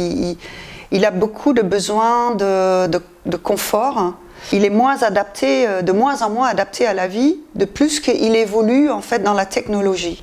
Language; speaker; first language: French; non-native, fluent; Dutch